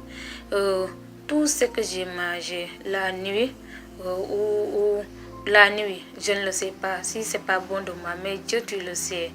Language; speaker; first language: French; non-native, local second language; Wolof